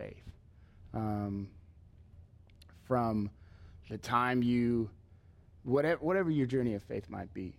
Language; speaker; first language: English; native; English